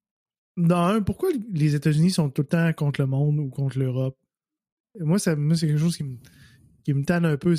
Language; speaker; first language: French; native; French